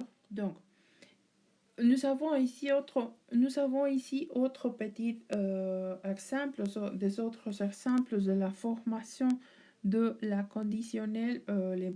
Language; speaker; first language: French; non-native, learner; Spanish